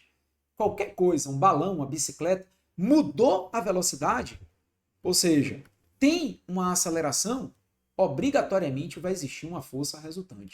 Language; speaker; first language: Portuguese; native; Portuguese